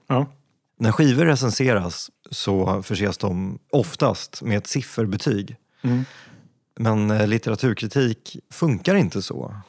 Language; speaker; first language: Swedish; native; Swedish